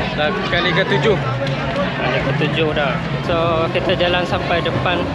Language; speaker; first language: Malay; non-native, fluent; Khmer